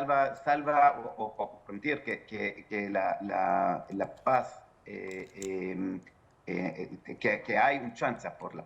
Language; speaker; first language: Spanish; non-native, fluent; Hebrew